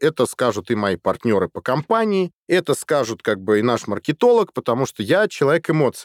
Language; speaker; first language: Russian; native; Russian